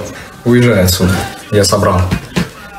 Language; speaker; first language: Russian; native; Russian